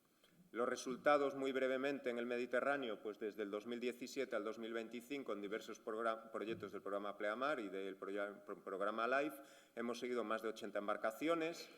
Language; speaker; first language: Spanish; native; Spanish